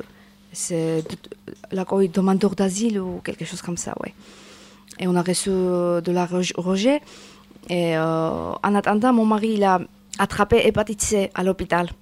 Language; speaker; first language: French; non-native, learner; Georgian